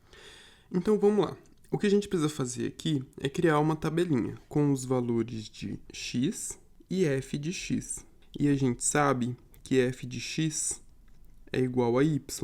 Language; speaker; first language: Portuguese; native; Portuguese